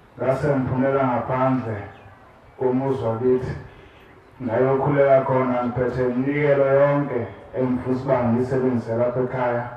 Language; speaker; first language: Zulu; native; Zulu